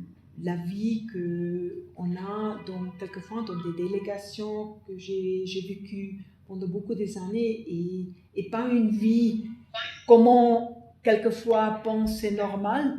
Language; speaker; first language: French; non-native, fluent; German